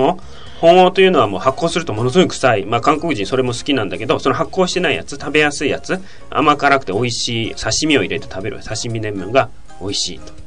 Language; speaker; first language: Japanese; native; Japanese